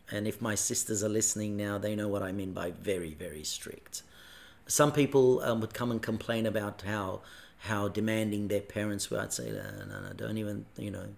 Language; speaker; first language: English; native; English